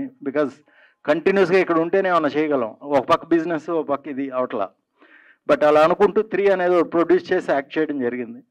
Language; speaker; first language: Telugu; native; Telugu